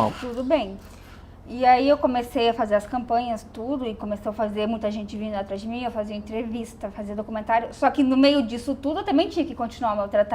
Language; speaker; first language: Portuguese; native; Portuguese